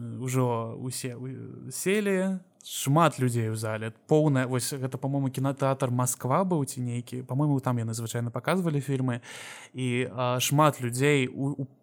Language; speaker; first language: Belarusian; non-native, local second language; Russian